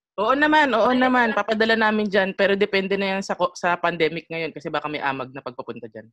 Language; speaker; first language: Filipino; native; Filipino